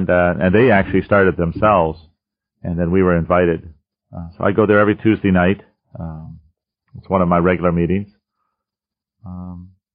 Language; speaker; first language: English; native; English